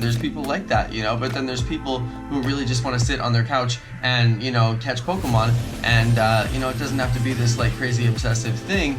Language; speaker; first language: English; native; English